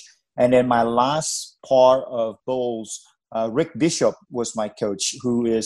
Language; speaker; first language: English; non-native, fluent; Indonesian